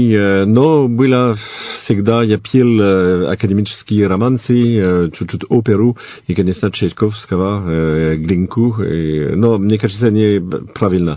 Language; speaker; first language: Russian; non-native, fluent; French